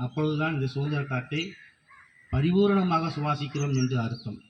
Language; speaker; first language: Tamil; native; Tamil